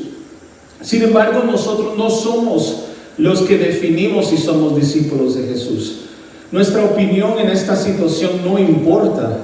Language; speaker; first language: Spanish; early bilingual, heritage; Spanish